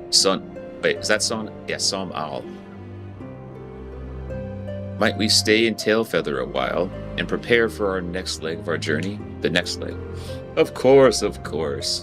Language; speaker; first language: English; native; English